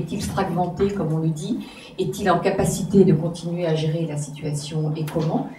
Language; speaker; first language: French; native; French